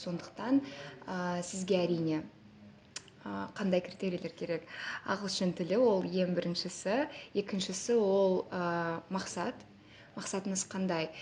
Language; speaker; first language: Kazakh; non-native, local second language; Russian